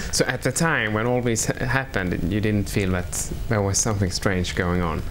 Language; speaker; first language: English; non-native, fluent; Swedish